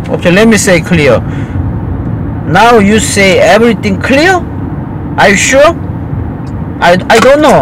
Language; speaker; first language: English; non-native, learner; Korean